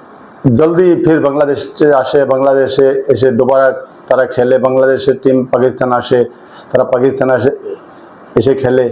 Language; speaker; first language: Bangla; early bilingual, heritage; Bangla